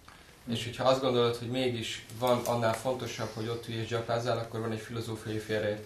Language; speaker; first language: Hungarian; native; Hungarian